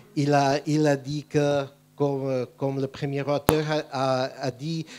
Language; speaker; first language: French; non-native, fluent; Czech